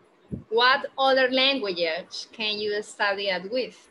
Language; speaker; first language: English; non-native, fluent; Spanish